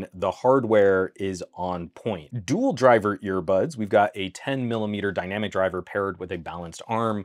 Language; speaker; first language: English; native; English